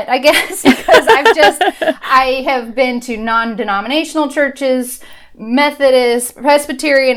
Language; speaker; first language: English; native; English